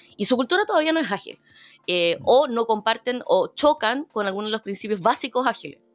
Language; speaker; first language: Spanish; early bilingual, other home language; Korean